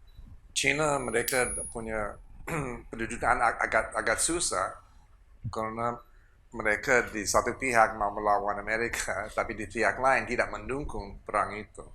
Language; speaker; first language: Indonesian; non-native, fluent; English